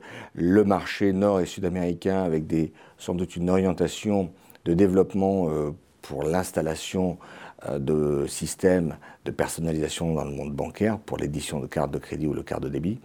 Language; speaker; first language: French; native; French